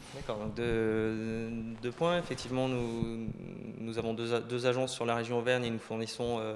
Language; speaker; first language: French; native; French